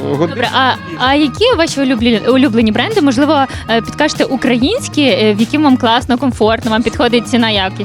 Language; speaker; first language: Ukrainian; native; Ukrainian